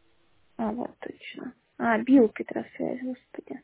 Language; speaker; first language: Russian; native; Russian